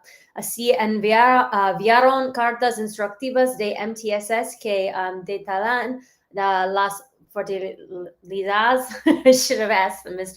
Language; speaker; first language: Spanish; early bilingual, heritage; English